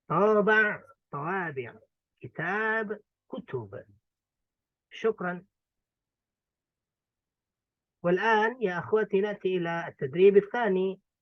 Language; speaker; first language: Arabic; non-native, fluent; Indonesian